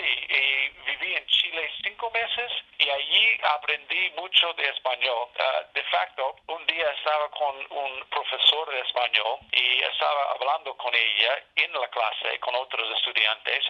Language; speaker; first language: Spanish; non-native, learner; English